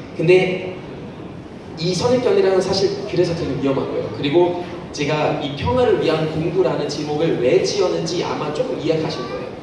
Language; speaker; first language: Korean; non-native, fluent; German